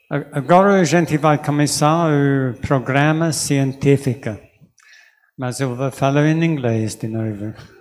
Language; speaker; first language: Portuguese; non-native, learner; English